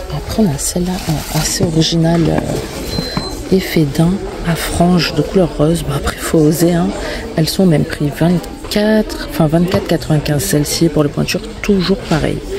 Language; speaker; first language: French; native; French